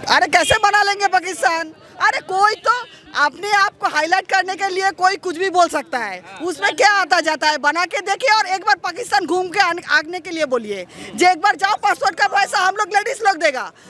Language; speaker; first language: Hindi; non-native, local second language; Bangla